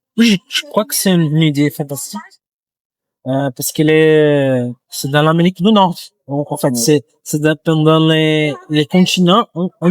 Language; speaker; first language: French; non-native, learner; Portuguese